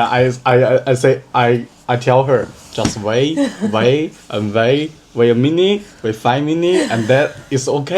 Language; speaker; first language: English; non-native, learner; Chinese